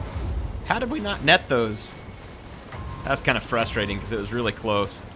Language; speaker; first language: English; native; English